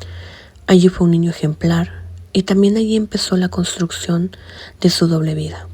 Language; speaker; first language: Spanish; native; Spanish